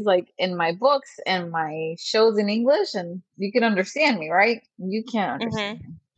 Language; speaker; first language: English; non-native, fluent; Spanish